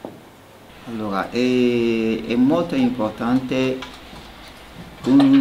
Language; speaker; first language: Italian; non-native, learner; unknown